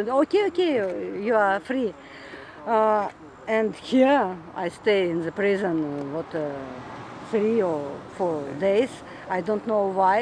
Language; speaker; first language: English; non-native, learner; Russian